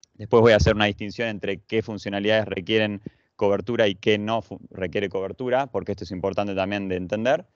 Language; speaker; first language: Spanish; native; Spanish